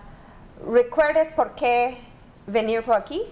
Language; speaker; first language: Spanish; non-native, learner; English